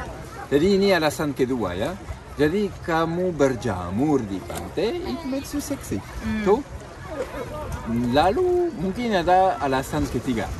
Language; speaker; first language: Indonesian; non-native, fluent; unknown